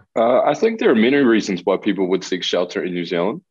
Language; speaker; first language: English; non-native, local second language; Spanish